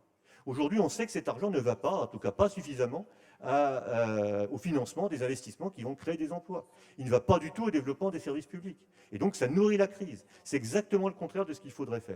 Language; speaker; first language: French; native; French